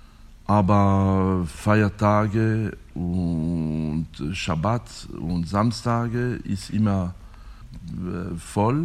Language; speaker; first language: German; non-native, fluent; French